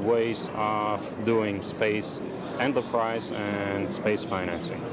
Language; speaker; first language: English; non-native, fluent; German